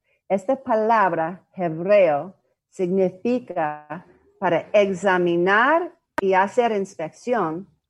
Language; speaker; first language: Spanish; non-native, learner; English